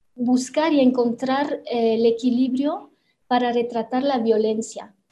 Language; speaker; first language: Spanish; non-native, fluent; Romanian